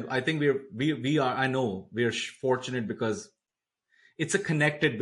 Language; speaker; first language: English; non-native, local second language; Hindi